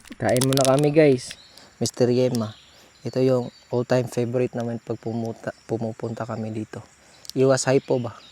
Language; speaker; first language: Filipino; non-native, local second language; Cebuano